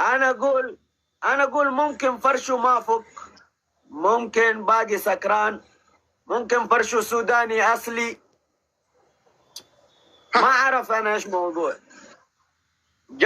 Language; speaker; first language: Arabic; non-native, learner; Oromo